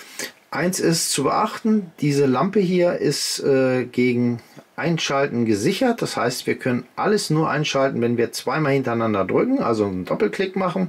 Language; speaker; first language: German; native; German